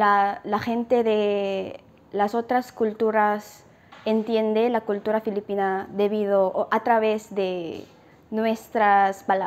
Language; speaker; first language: Spanish; non-native, fluent; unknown